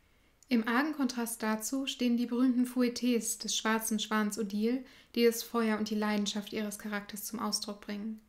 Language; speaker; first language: German; native; German